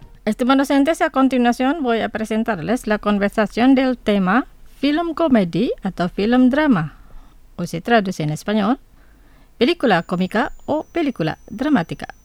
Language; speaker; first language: Spanish; non-native, fluent; Indonesian